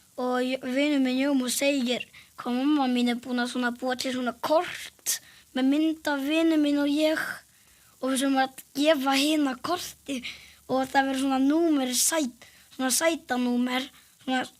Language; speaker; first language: Icelandic; early bilingual, other home language; Portuguese